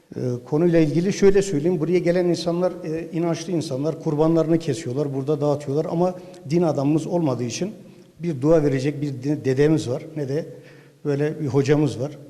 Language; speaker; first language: Turkish; native; Turkish